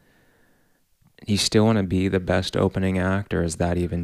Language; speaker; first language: English; native; English